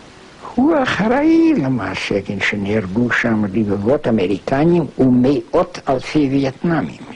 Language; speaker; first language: Hebrew; non-native, fluent; German